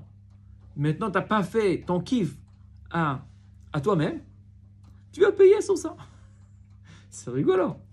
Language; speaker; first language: French; non-native, fluent; Hebrew